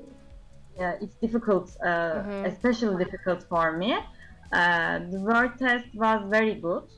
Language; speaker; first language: English; non-native, learner; Turkish